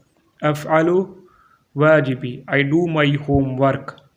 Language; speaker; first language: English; non-native, local second language; Urdu